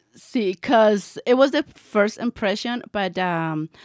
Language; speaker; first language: English; non-native, learner; Spanish